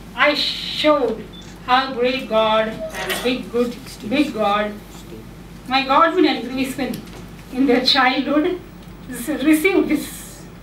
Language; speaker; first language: English; non-native, local second language; Telugu